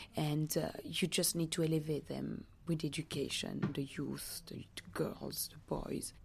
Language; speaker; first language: English; non-native, fluent; French